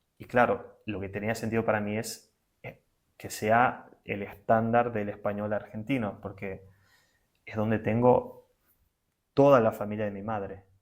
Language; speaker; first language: Spanish; non-native, fluent; Portuguese